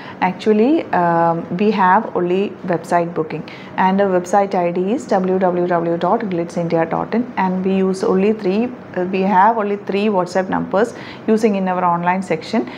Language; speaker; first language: English; non-native, local second language; Malayalam